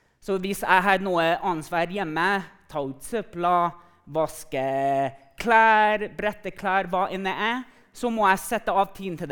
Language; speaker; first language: Norwegian; non-native, fluent; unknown